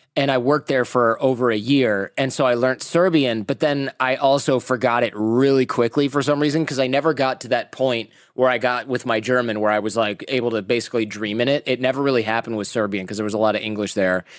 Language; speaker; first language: English; native; English